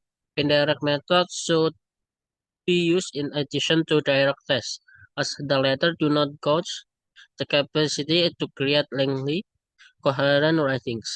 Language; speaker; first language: English; non-native, learner; Indonesian